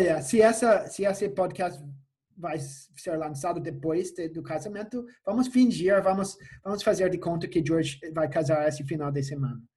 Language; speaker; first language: Portuguese; non-native, fluent; English